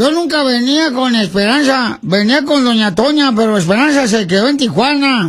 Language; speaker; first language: Spanish; native; Spanish